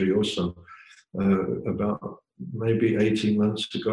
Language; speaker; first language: English; native; English